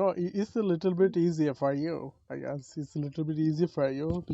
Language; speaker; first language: English; non-native, learner; Bangla